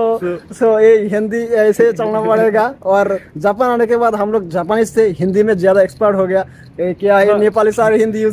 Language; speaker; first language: Hindi; non-native, fluent; Bangla